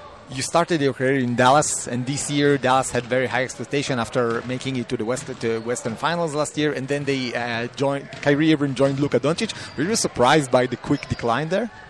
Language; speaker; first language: English; non-native, fluent; Hebrew